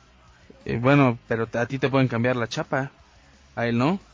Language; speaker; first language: Spanish; native; Spanish